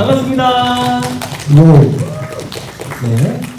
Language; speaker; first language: Korean; native; Korean